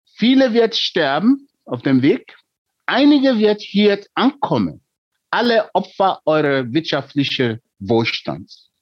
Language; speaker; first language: German; non-native, fluent; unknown